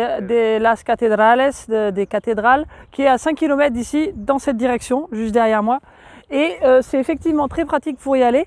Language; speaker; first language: French; native; French